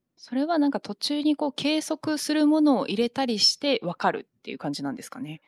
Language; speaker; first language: Japanese; native; Japanese